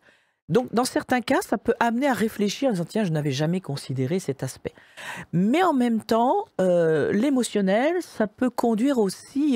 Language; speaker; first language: French; native; French